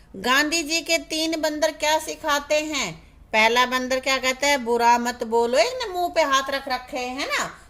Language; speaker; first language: Hindi; native; Hindi